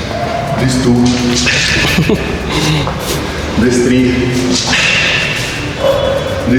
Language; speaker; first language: English; non-native, learner; Russian